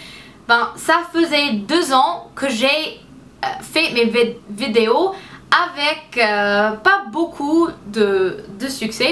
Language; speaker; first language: French; non-native, fluent; English